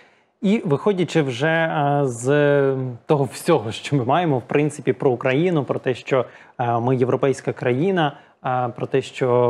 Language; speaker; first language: Ukrainian; native; Ukrainian